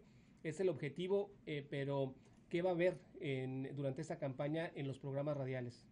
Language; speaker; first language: Spanish; native; Spanish